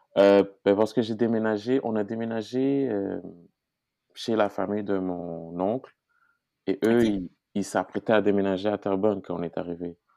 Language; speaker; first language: French; non-native, local second language; Haitian Creole